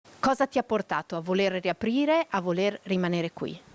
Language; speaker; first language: Italian; native; Italian